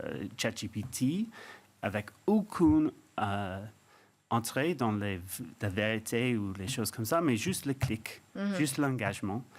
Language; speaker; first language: French; non-native, fluent; English